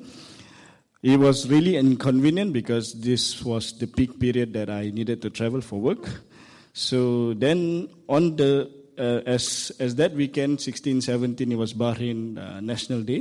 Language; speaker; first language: English; non-native, local second language; Malay